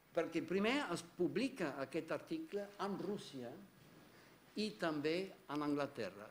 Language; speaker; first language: Catalan; non-native, fluent; German